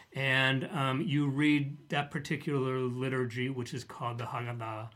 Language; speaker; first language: English; native; English